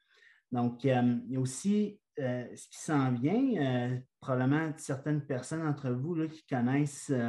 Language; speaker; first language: French; native; French